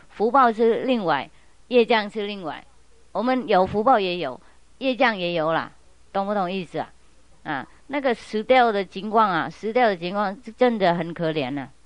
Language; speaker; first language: Chinese; non-native, fluent; Vietnamese